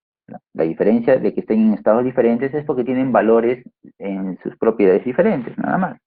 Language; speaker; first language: Spanish; native; Spanish